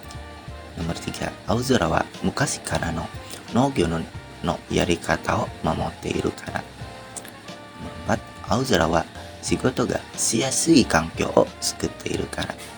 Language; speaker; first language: Japanese; non-native, learner; Indonesian